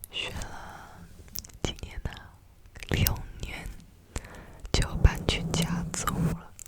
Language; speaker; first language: Chinese; early bilingual, heritage; Chinese